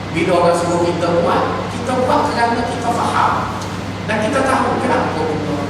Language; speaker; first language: Malay; native; Malay